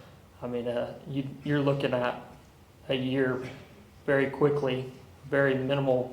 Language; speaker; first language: English; native; English